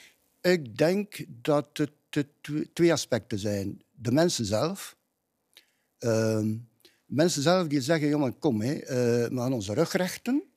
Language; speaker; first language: Dutch; native; Dutch